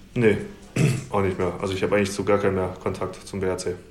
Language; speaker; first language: German; native; German